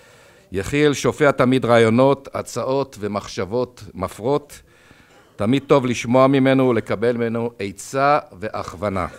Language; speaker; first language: Hebrew; native; Hebrew